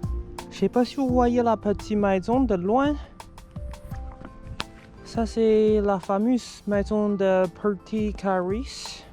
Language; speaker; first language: French; non-native, fluent; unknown